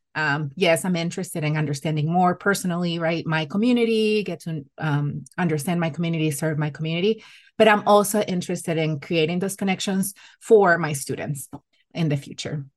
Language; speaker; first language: English; non-native, fluent; Spanish